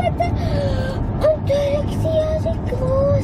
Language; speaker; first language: German; native; German